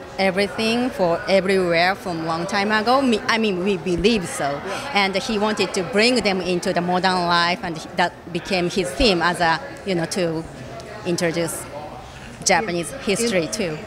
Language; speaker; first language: English; non-native, fluent; Japanese